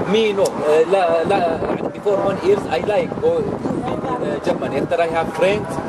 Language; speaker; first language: English; non-native, learner; Arabic